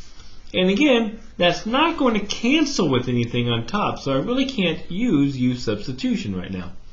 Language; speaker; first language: English; native; English